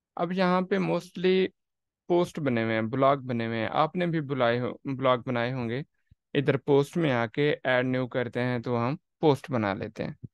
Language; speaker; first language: Urdu; non-native, local second language; Saraiki